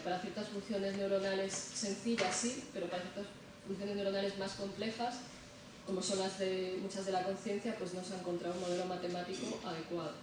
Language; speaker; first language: Spanish; native; Spanish